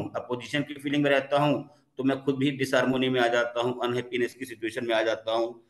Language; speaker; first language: Hindi; native; Hindi